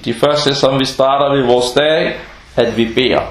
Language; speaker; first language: Danish; early bilingual, other home language; Arabic